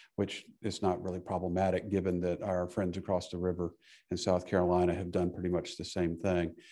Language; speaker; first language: English; native; English